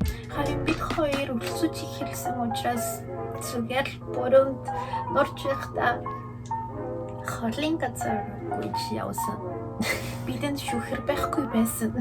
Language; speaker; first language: Mongolian; early bilingual, heritage; Mongolian